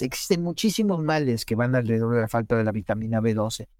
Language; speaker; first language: Spanish; native; Spanish